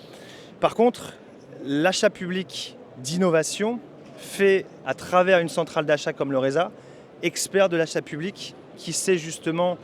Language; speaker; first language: French; native; French